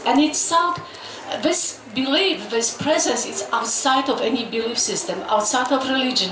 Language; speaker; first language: English; non-native, fluent; Polish